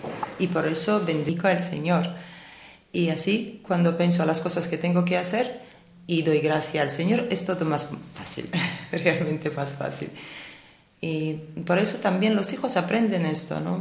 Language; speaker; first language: Spanish; non-native, fluent; Italian